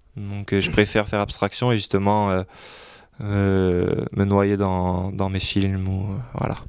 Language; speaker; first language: French; native; French